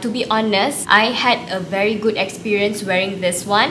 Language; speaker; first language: English; non-native, local second language; Malay